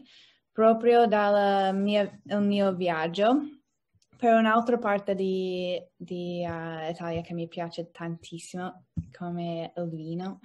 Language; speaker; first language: Italian; non-native, learner; English